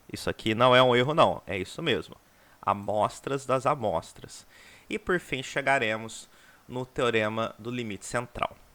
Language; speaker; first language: Portuguese; native; Portuguese